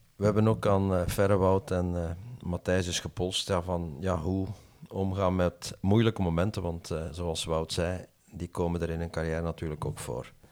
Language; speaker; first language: Dutch; native; Dutch